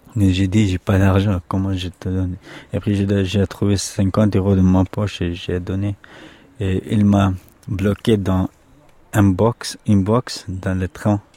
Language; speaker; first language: French; non-native, learner; Pashto